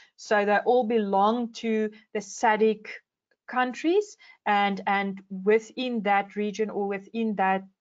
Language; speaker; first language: English; non-native, local second language; Afrikaans